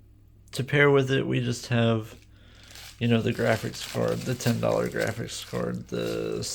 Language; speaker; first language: English; native; English